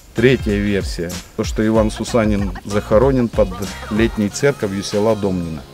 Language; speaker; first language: Russian; native; Russian